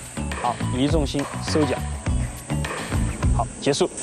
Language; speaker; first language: Chinese; native; Chinese